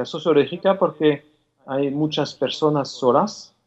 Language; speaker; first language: Spanish; non-native, fluent; French